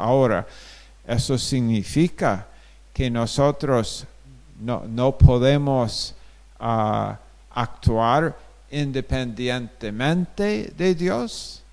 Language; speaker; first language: Spanish; non-native, fluent; English